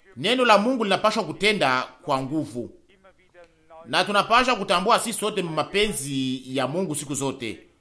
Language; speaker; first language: Swahili; native; Swahili